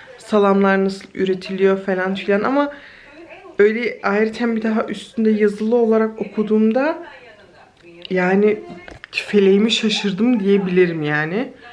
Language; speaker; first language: Turkish; early bilingual, heritage; Turkish